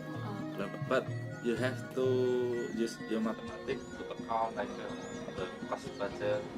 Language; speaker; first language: English; non-native, learner; Indonesian